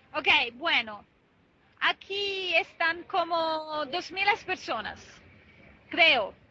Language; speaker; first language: Spanish; non-native, fluent; Italian